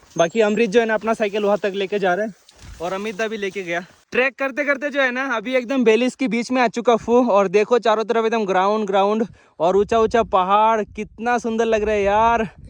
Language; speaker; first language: Hindi; non-native, local second language; Bangla